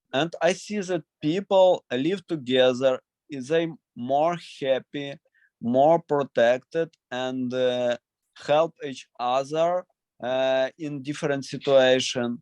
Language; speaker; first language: English; non-native, learner; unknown